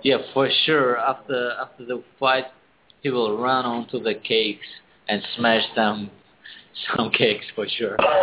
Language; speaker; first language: English; non-native, fluent; Chinese